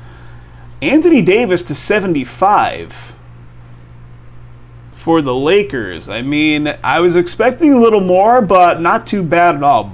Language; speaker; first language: English; native; English